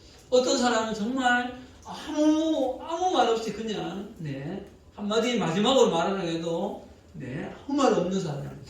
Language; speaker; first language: Korean; native; Korean